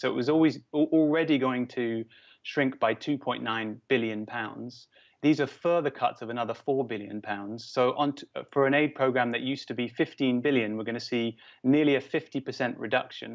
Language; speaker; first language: English; native; English